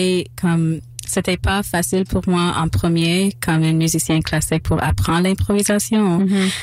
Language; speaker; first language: French; non-native, local second language; English